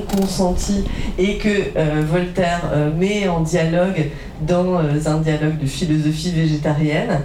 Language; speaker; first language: French; native; French